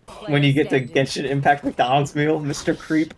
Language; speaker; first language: English; native; English